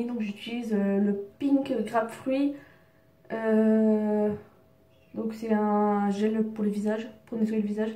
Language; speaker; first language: French; native; French